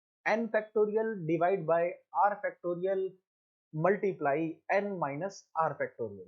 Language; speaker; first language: Hindi; native; Hindi